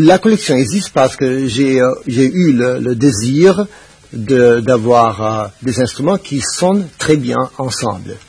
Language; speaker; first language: French; non-native, fluent; Spanish